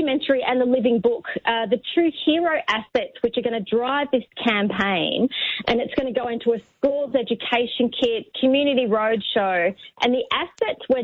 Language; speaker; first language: English; native; English